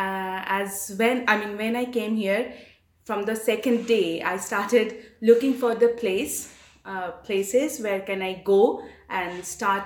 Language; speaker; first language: English; non-native, local second language; Bangla